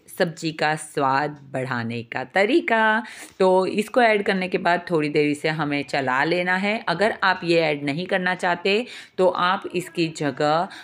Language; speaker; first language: Hindi; non-native, local second language; Gujarati